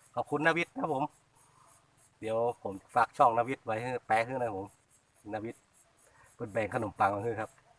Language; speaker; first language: Thai; native; Thai